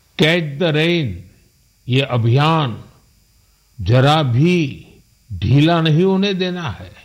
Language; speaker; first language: Hindi; non-native, local second language; Gujarati